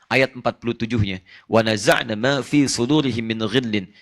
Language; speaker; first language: Indonesian; native; Indonesian